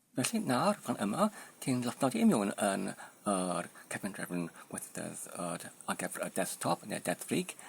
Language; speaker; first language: Welsh; non-native, learner; Polish